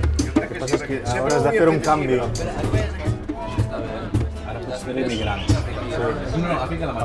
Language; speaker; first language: Spanish; non-native, fluent; Berber languages